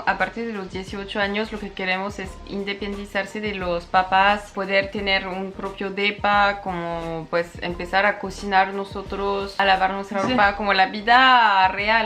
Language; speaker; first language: Spanish; non-native, fluent; French